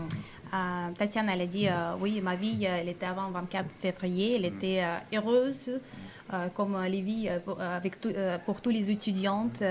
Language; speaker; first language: French; non-native, fluent; Russian